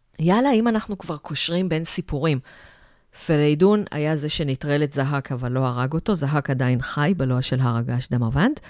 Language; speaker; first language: Hebrew; native; Hebrew